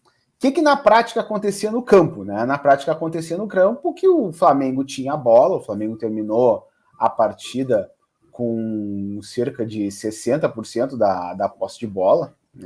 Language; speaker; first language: Portuguese; native; Portuguese